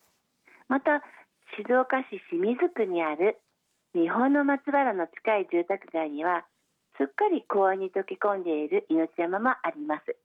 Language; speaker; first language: Japanese; native; Japanese